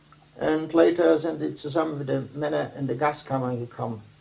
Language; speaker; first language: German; non-native, fluent; Dutch